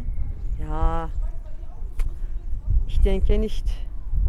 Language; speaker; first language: German; non-native, learner; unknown